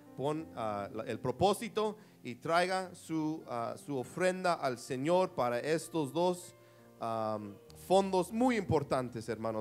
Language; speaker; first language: Spanish; early bilingual, heritage; Spanish